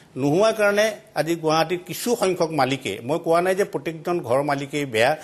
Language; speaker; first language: Assamese; native; Assamese